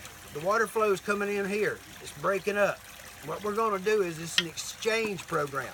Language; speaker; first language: English; native; English